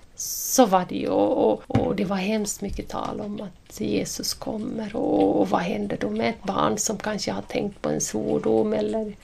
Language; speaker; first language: Swedish; native; Swedish